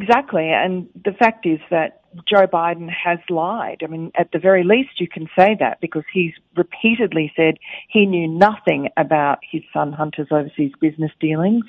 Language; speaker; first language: English; native; English